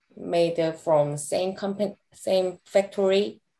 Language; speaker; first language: English; non-native, learner; Korean